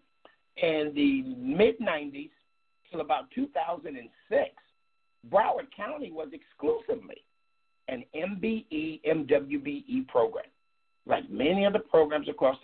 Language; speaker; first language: English; native; English